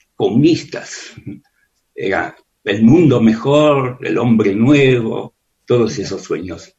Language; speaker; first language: Spanish; early bilingual, other home language; Russian